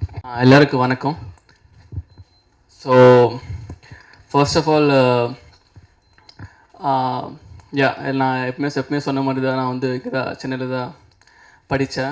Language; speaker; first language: Tamil; non-native, local second language; Telugu